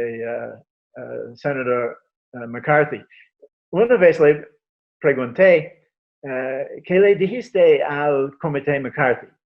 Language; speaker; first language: Spanish; non-native, fluent; English